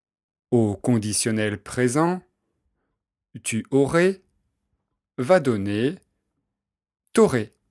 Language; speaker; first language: French; native; French